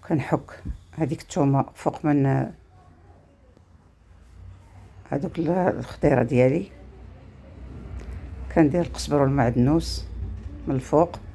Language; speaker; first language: Arabic; native; Arabic